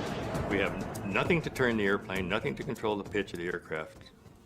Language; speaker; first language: English; native; English